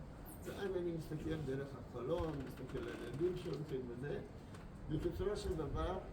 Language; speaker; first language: Hebrew; non-native, fluent; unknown